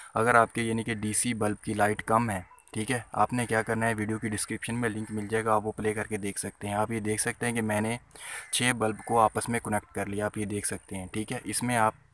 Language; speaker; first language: Urdu; non-native, local second language; Punjabi